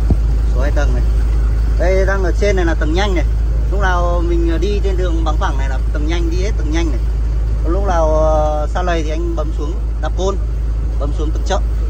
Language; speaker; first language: Vietnamese; native; Vietnamese